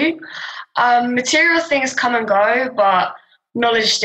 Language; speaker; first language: English; native; English